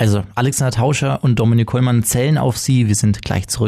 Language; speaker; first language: German; native; German